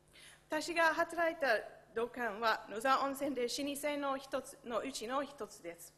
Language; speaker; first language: Japanese; non-native, fluent; English